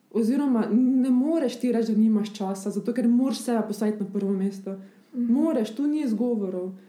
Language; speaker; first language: Slovenian; early bilingual, other home language; Bosnian